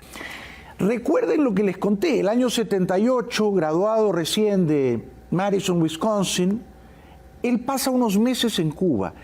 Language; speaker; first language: Spanish; native; Spanish